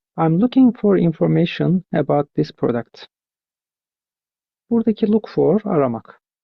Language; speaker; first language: English; non-native, fluent; Turkish